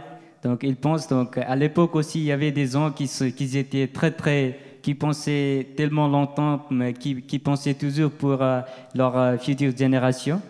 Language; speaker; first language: French; non-native, fluent; Nepali